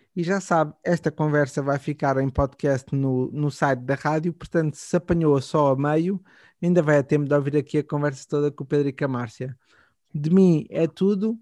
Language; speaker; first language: Portuguese; native; Portuguese